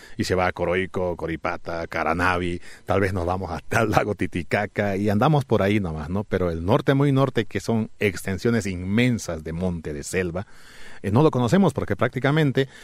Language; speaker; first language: Spanish; native; Spanish